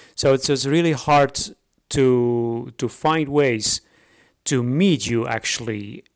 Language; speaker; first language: English; non-native, fluent; Dutch